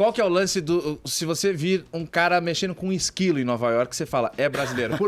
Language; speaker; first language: Portuguese; native; Portuguese